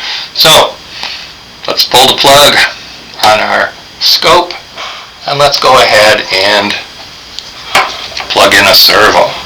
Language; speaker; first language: English; native; English